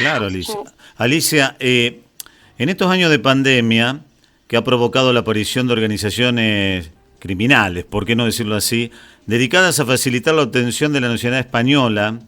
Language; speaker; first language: Spanish; native; Spanish